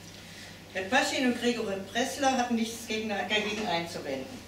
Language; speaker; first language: German; native; German